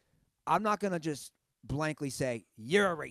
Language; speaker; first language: English; native; English